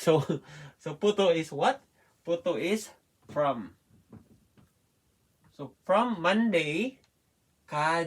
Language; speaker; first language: English; non-native, learner; Filipino